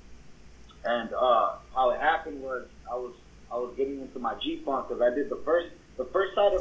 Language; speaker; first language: English; early bilingual, other home language; Spanish